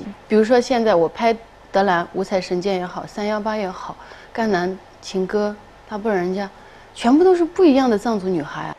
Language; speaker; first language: Chinese; non-native, local second language; Tibetan